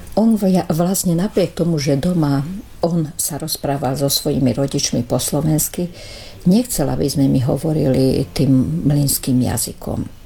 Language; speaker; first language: Slovak; early bilingual, heritage; Slovak